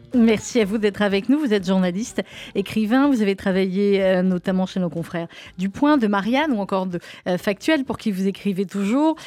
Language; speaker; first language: French; native; French